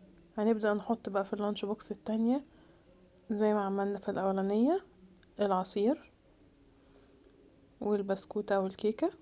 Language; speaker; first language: Arabic; native; Arabic